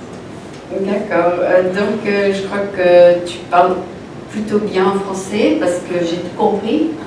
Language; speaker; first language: French; non-native, fluent; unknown